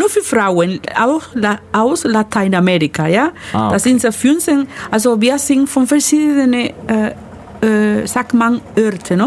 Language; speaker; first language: German; non-native, learner; Spanish